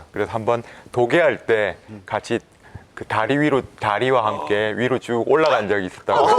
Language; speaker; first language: Korean; native; Korean